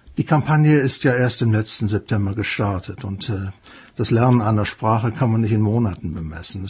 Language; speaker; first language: German; native; German